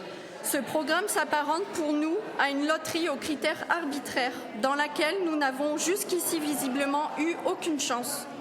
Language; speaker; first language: French; native; French